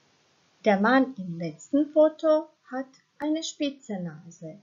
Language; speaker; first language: German; non-native, fluent; Croatian